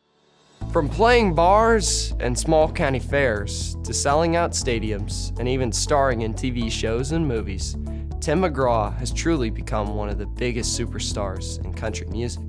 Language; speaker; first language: English; native; English